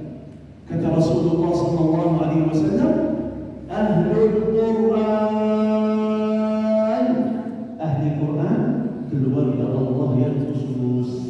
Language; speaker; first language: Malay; non-native, fluent; Arabic